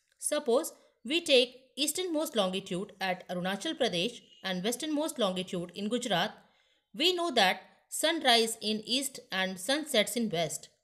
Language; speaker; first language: English; non-native, local second language; Hindi